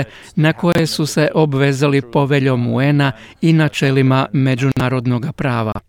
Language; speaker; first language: Croatian; native; Croatian